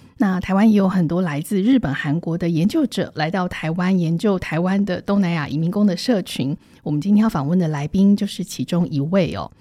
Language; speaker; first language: Chinese; native; Chinese